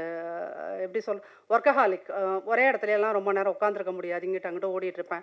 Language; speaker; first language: Tamil; native; Tamil